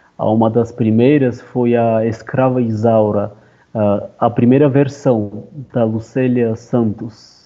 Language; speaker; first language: Portuguese; non-native, fluent; Armenian